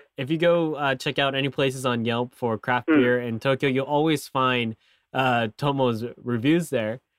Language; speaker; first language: English; non-native, fluent; Japanese